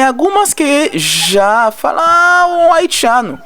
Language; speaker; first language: Portuguese; non-native, learner; Haitian Creole